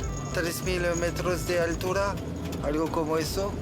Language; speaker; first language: Spanish; non-native, learner; French